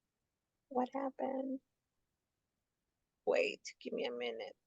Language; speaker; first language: English; non-native, fluent; Spanish